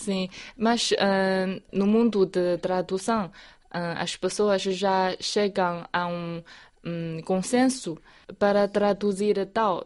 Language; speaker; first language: Portuguese; non-native, fluent; Chinese